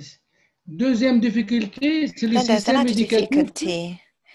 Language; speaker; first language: French; non-native, local second language; Arabic